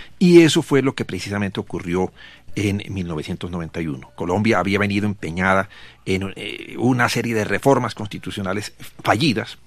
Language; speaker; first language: Spanish; native; Spanish